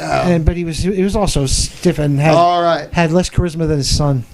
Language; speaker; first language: English; native; English